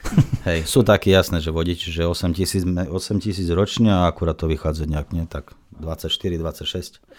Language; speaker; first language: Slovak; non-native, fluent; Russian